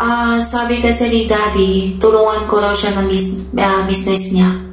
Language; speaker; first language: Filipino; non-native, learner; Chinese